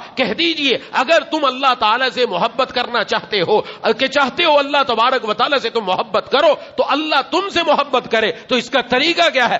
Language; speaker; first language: Urdu; non-native, local second language; Punjabi